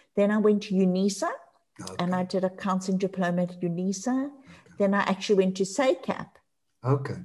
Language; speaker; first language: English; native; English